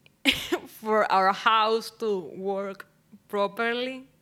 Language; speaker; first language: English; non-native, fluent; Spanish